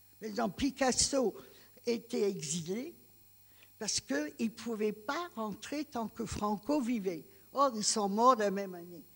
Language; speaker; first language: French; non-native, local second language; Greek